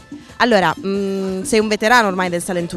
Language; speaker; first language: Italian; native; Italian